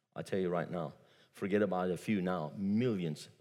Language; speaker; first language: English; non-native, fluent; Turkish